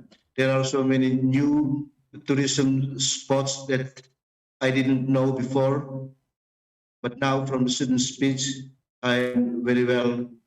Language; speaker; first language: English; non-native, fluent; Indonesian